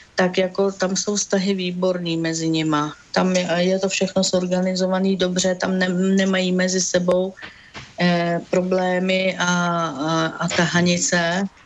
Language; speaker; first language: Czech; native; Czech